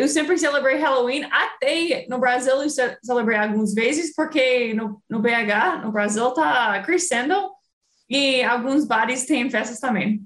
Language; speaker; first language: Portuguese; non-native, fluent; English